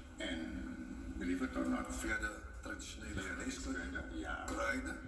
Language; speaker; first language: Dutch; native; Dutch